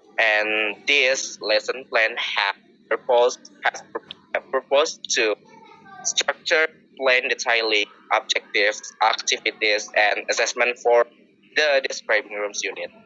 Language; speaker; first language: English; non-native, learner; Indonesian